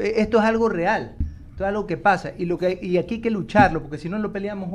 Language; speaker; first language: Spanish; native; Spanish